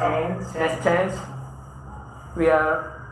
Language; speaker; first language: English; non-native, learner; Indonesian